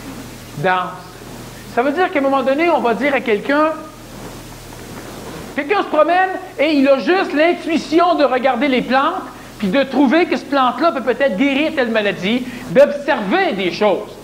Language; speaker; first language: French; native; French